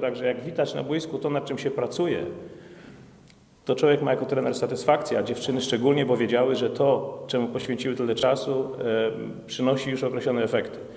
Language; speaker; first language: Polish; native; Polish